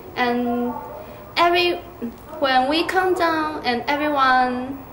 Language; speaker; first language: English; non-native, learner; Chinese